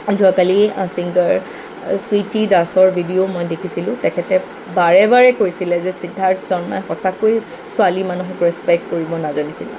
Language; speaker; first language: Assamese; native; Assamese